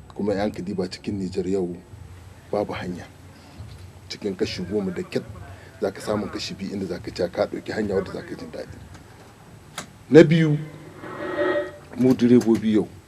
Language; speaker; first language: Hausa; native; Hausa